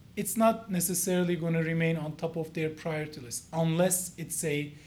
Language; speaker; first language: English; non-native, fluent; Turkish